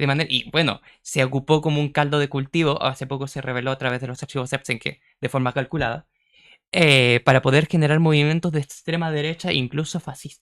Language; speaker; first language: Spanish; native; Spanish